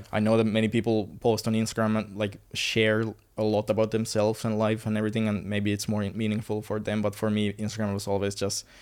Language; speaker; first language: English; non-native, fluent; Finnish